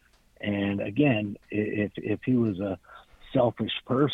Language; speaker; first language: English; native; English